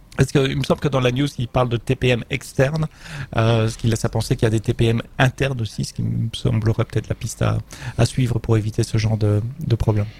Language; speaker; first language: French; native; French